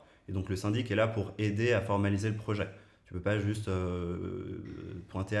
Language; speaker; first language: French; native; French